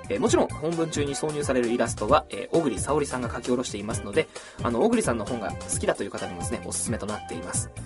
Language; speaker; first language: Japanese; native; Japanese